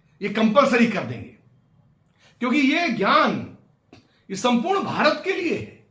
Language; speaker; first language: Hindi; native; Hindi